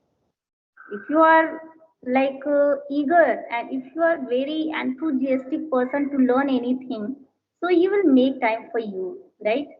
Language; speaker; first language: English; non-native, learner; Hindi